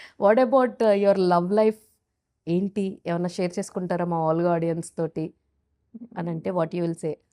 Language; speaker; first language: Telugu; native; Telugu